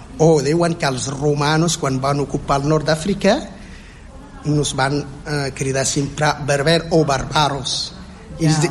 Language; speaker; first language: Catalan; non-native, learner; Central Atlas Tamazight